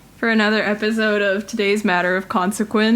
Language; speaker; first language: English; native; English